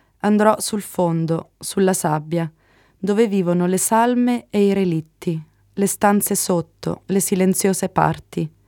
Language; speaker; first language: Italian; native; Italian